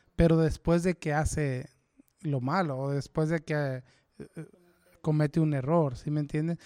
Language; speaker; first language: Spanish; early bilingual, heritage; Spanish